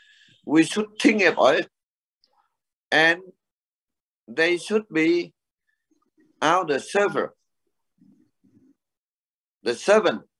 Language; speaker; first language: English; non-native, learner; Vietnamese